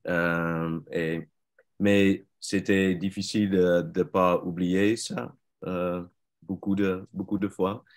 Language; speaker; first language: French; non-native, learner; Dutch